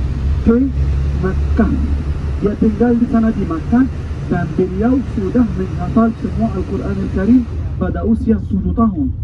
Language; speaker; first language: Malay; non-native, fluent; Arabic